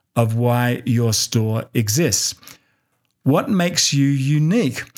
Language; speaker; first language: English; native; English